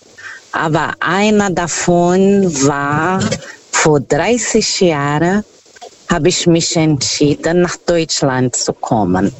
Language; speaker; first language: German; non-native, fluent; Portuguese